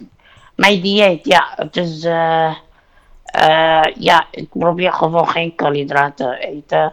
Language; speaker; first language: Dutch; non-native, learner; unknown